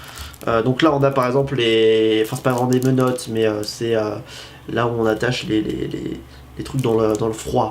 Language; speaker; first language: French; native; French